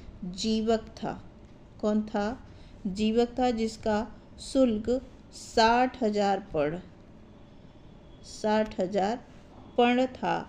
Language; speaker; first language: Hindi; native; Hindi